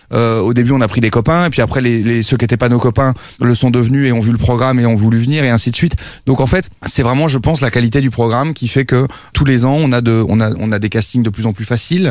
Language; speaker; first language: French; native; French